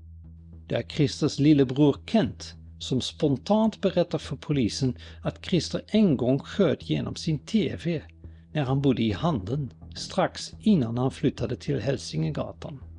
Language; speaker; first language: Swedish; native; Swedish